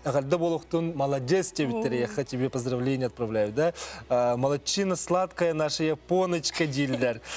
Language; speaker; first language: Russian; non-native, local second language; Yakut